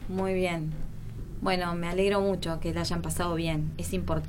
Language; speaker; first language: Spanish; native; Spanish